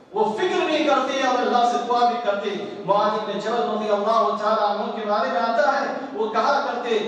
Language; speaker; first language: Urdu; native; Urdu